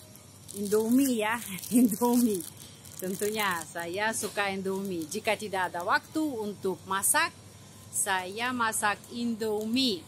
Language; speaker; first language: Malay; non-native, fluent; Russian